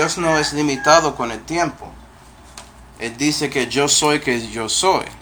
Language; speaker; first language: Spanish; non-native, fluent; English